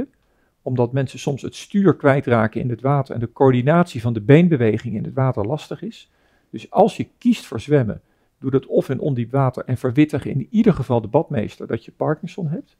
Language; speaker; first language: Dutch; native; Dutch